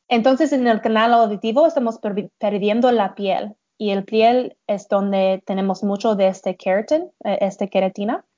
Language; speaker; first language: Spanish; non-native, learner; English